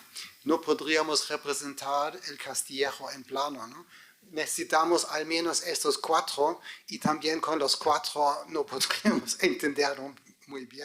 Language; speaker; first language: Spanish; non-native, fluent; German